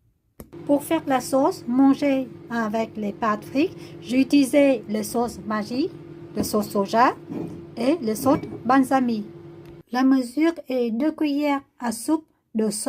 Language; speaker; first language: French; non-native, learner; Vietnamese